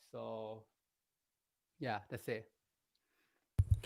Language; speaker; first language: English; non-native, learner; Chinese